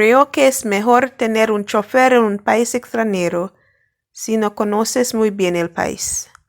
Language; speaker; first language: Spanish; non-native, fluent; English